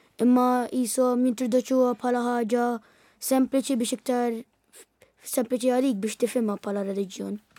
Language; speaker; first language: Maltese; early bilingual, other home language; Italian